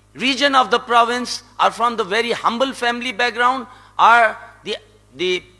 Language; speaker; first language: English; non-native, local second language; Sindhi